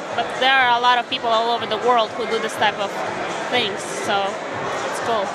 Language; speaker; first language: English; non-native, fluent; Ukrainian